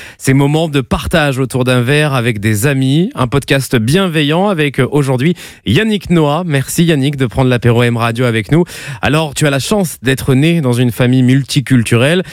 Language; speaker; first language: French; native; French